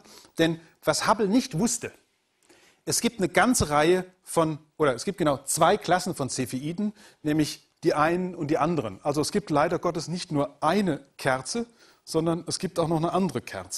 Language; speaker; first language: German; native; German